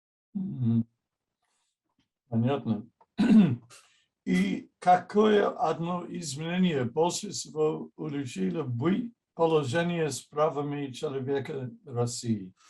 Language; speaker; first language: Russian; non-native, fluent; English